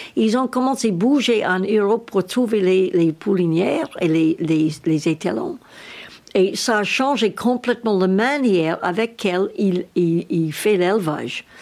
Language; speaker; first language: French; non-native, learner; English